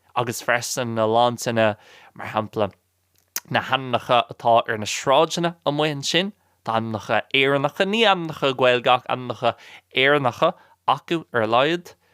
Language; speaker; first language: Irish; non-native, local second language; English